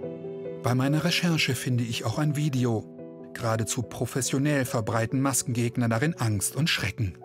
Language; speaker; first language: German; native; German